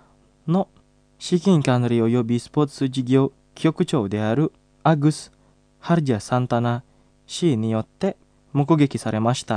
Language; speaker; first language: Japanese; non-native, fluent; Indonesian